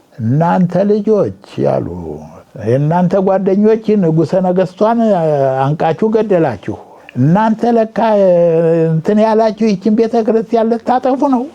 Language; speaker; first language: Amharic; native; Amharic